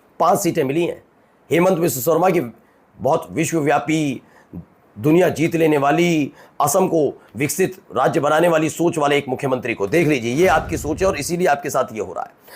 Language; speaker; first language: Hindi; native; Hindi